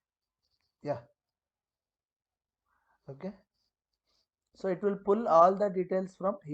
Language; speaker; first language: English; non-native, local second language; Kannada